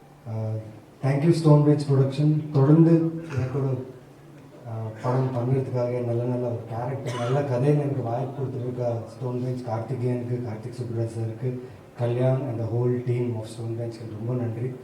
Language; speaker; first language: Tamil; non-native, fluent; Telugu